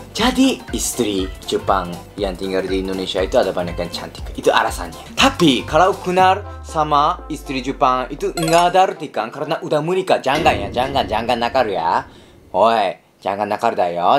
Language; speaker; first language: Indonesian; non-native, learner; Japanese